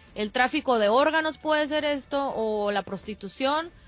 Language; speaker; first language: Spanish; early bilingual, heritage; Spanish